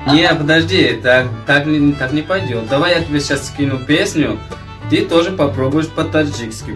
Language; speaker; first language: Russian; non-native, fluent; Tajik